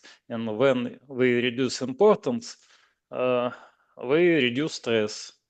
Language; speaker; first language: English; non-native, learner; Russian